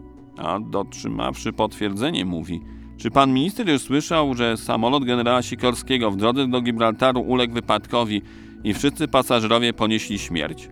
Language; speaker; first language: Polish; native; Polish